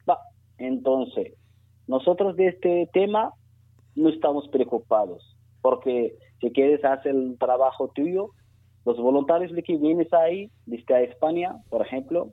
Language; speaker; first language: Spanish; non-native, learner; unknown